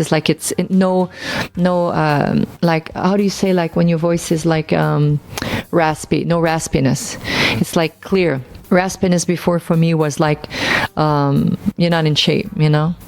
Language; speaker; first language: English; non-native, local second language; French